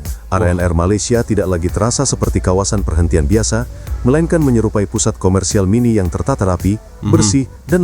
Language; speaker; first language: Indonesian; native; Indonesian